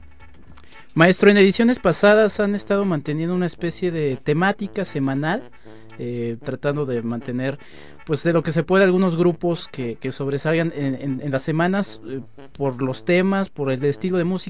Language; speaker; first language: Spanish; native; Spanish